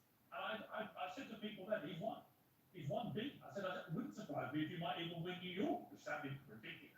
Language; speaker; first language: English; native; English